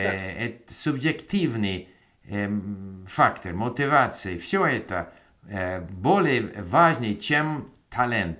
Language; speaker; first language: Russian; non-native, learner; English